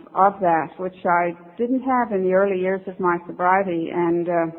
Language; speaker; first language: English; native; English